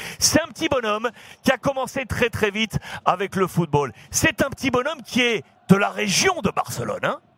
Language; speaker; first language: French; native; French